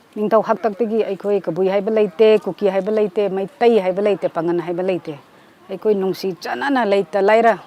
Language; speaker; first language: Manipuri; non-native, local second language; Rongmei Naga